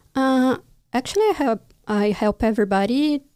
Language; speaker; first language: English; non-native, fluent; Portuguese